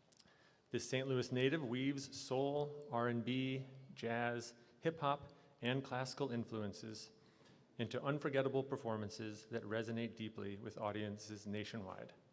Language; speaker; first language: English; native; English